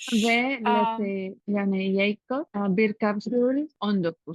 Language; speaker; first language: Turkish; non-native, learner; Spanish